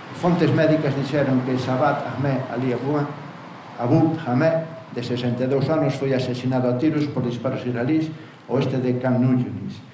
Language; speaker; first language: Galician; non-native, local second language; Spanish